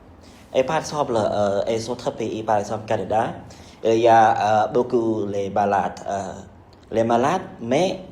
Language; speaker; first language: French; non-native, learner; Khmer